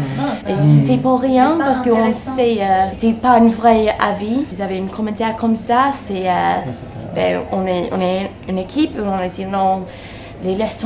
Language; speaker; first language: French; non-native, learner; English